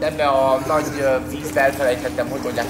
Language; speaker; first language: Hungarian; non-native, learner; Romanian